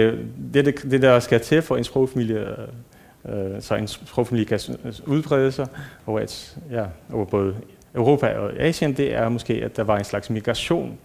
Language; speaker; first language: Danish; non-native, fluent; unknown